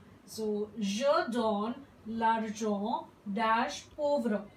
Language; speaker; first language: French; non-native, fluent; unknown